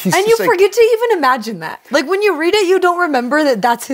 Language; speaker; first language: English; native; English